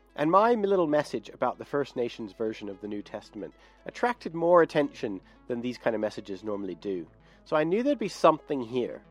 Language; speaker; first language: English; native; English